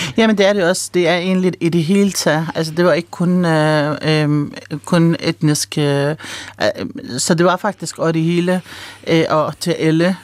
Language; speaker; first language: Danish; early bilingual, other home language; Arabic